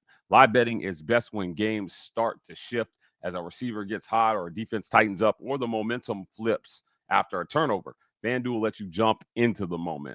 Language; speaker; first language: English; native; English